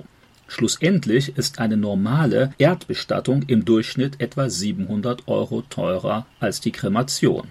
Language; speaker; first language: German; native; German